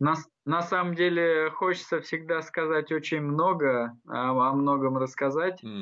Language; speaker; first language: Russian; non-native, local second language; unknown